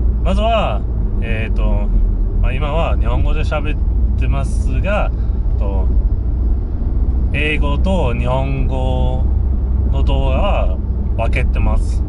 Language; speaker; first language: Japanese; non-native, fluent; English